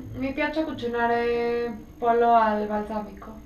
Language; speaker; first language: Italian; non-native, learner; English